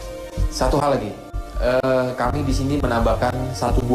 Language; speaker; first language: Indonesian; native; Indonesian